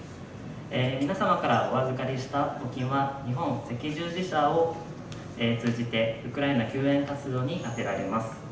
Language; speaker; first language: Japanese; native; Japanese